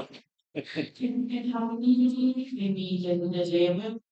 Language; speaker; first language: English; non-native, learner; Thai